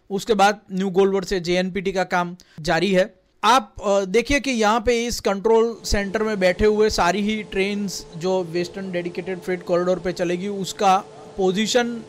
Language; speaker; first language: Hindi; non-native, local second language; Gujarati